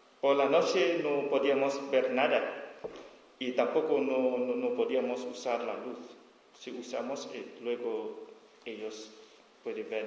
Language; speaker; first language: Spanish; non-native, learner; S'gaw Karen